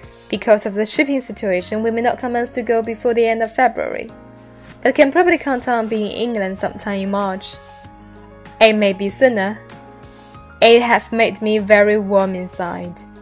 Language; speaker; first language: English; non-native, fluent; Chinese